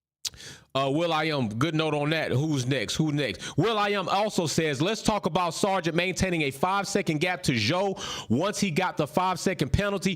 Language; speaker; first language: English; native; English